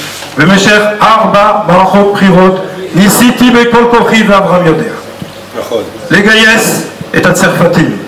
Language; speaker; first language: Hebrew; non-native, fluent; French